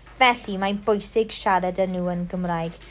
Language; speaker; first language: Welsh; non-native, local second language; English